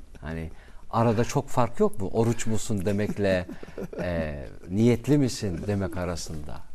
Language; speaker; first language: Turkish; non-native, local second language; Kurdish